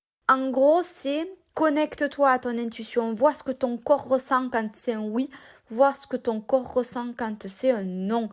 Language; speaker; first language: French; native; French